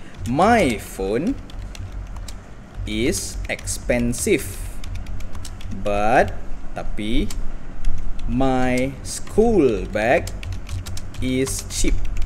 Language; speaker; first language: English; non-native, local second language; Malay